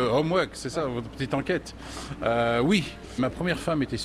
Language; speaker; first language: French; native; French